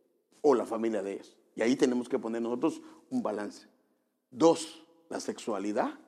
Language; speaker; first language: Spanish; native; Spanish